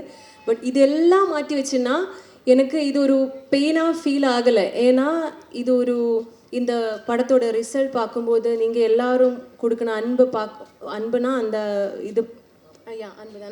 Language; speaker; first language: Tamil; non-native, learner; Malayalam